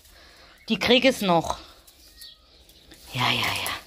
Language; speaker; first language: German; native; German